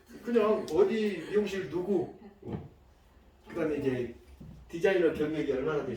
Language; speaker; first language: Korean; native; Korean